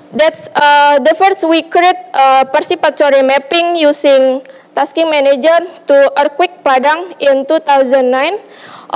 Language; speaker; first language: English; non-native, learner; Indonesian